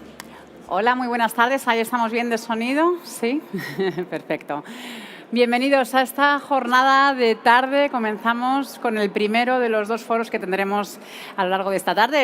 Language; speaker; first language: Spanish; native; Spanish